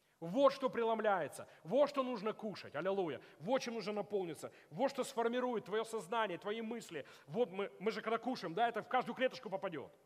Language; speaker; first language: Russian; non-native, local second language; Ukrainian